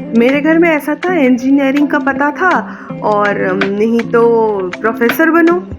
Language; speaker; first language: Hindi; non-native, local second language; Assamese